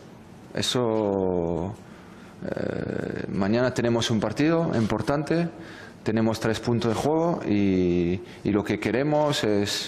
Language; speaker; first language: Spanish; non-native, fluent; French